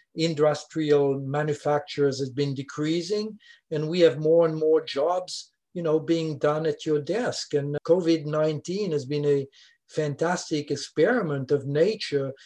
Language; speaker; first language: English; non-native, fluent; French